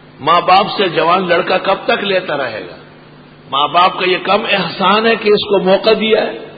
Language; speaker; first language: Urdu; non-native, local second language; Pashto